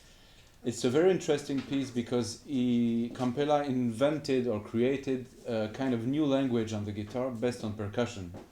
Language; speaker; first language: English; non-native, fluent; French